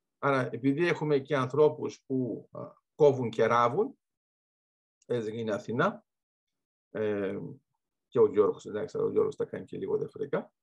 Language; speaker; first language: Greek; early bilingual, heritage; Greek